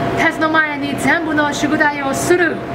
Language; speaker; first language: Japanese; non-native, learner; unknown